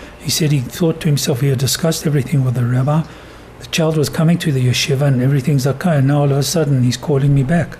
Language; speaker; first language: English; native; English